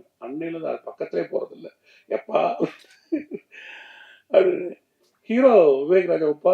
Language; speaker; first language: Tamil; native; Tamil